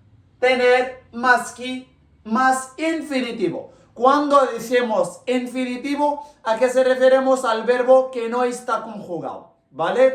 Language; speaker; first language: Spanish; non-native, local second language; Arabic